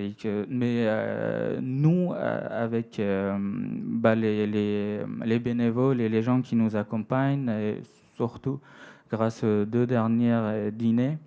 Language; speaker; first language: French; non-native, fluent; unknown